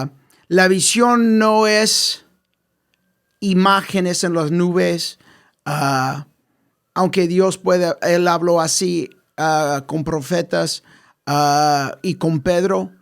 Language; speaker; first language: Spanish; early bilingual, heritage; English